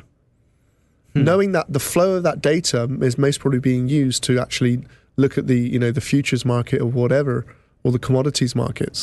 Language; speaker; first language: English; native; English